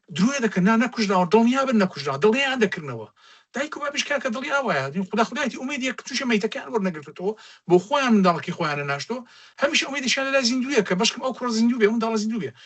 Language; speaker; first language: Central Kurdish; native; Central Kurdish